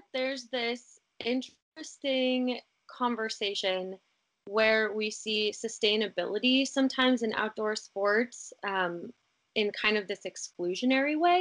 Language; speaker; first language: English; native; English